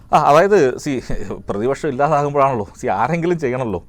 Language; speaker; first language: Malayalam; native; Malayalam